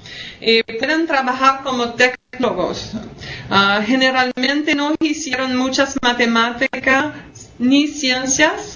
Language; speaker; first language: Spanish; non-native, fluent; French